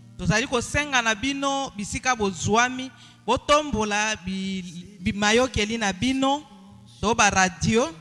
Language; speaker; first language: Lingala; native; Lingala